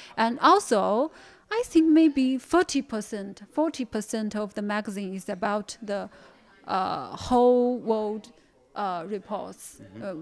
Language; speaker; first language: English; non-native, fluent; Chinese